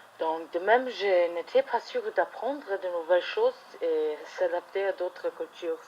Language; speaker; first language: French; non-native, fluent; German